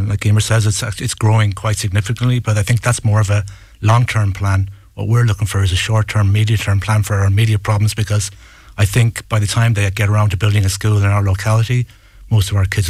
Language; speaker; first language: English; native; English